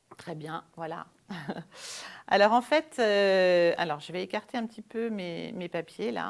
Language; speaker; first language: French; native; French